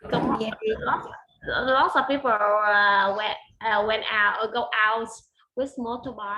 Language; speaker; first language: English; non-native, learner; Vietnamese